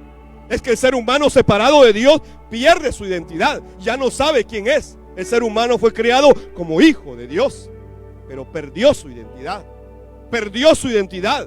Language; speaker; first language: Spanish; native; Spanish